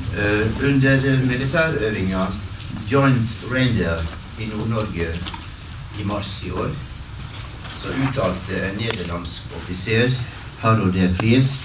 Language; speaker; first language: Norwegian; native; Norwegian